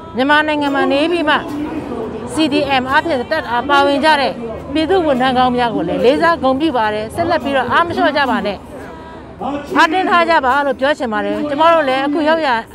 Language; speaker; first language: Burmese; native; Burmese